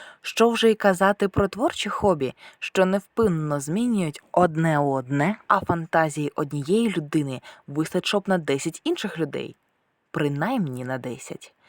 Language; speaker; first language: Ukrainian; native; Ukrainian